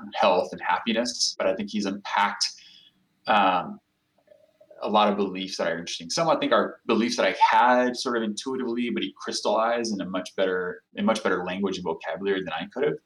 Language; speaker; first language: English; non-native, fluent; Portuguese